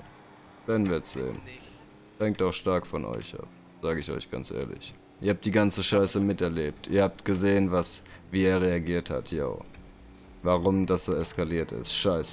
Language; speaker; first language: German; native; German